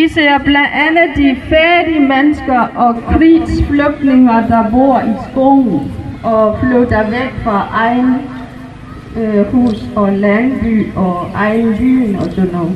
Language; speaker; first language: Danish; non-native, learner; Burmese